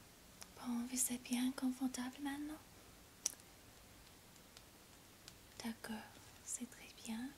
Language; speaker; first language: French; non-native, learner; English